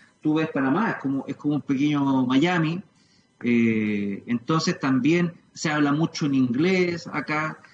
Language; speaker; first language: Spanish; native; Spanish